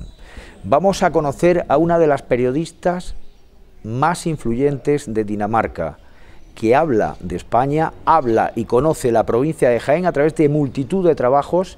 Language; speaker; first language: Spanish; native; Spanish